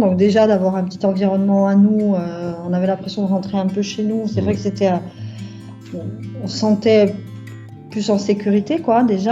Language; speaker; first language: French; native; French